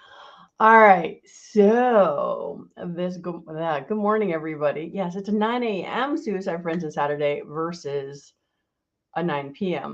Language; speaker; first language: English; native; English